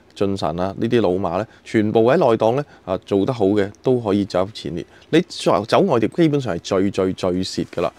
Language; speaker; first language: Chinese; non-native, local second language; Cantonese